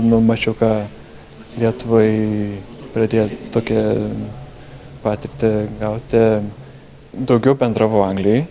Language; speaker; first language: Lithuanian; early bilingual, heritage; Lithuanian